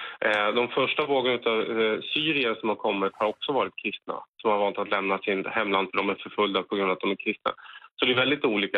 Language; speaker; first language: Swedish; native; Swedish